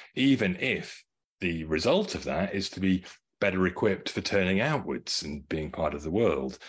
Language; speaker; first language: English; native; English